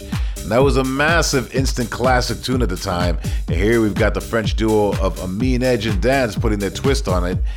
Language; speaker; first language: English; native; English